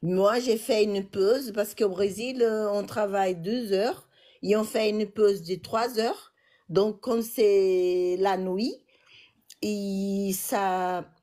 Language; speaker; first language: French; non-native, learner; Portuguese